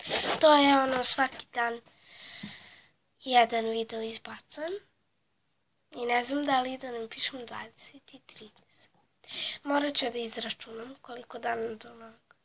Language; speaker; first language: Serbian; early bilingual, heritage; Serbian